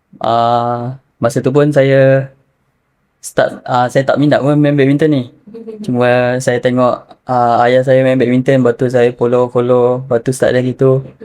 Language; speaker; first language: Malay; native; Malay